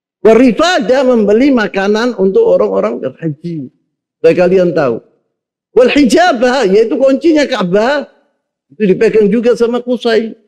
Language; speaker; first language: Indonesian; native; Indonesian